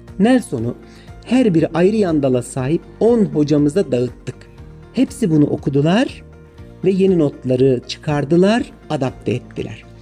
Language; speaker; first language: Turkish; native; Turkish